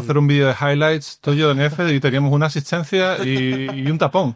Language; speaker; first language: Spanish; native; Spanish